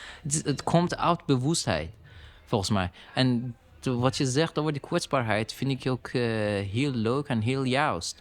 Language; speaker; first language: Dutch; non-native, learner; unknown